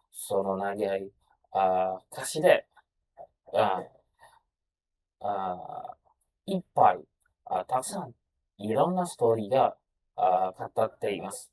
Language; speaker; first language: Japanese; non-native, learner; Indonesian